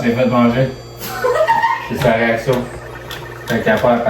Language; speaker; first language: French; native; French